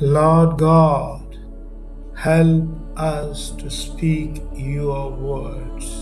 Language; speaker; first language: English; non-native, local second language; Tamil